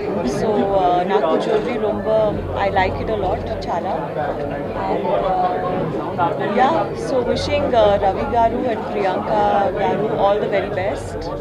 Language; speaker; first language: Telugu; non-native, learner; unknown